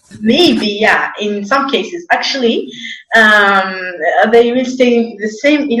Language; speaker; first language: English; non-native, local second language; Arabic